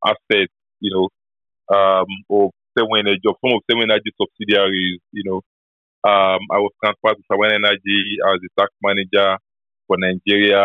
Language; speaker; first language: English; non-native, local second language; Yoruba